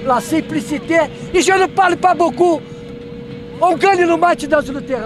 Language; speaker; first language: French; non-native, learner; Portuguese